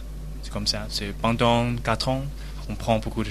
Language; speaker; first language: French; non-native, learner; Chinese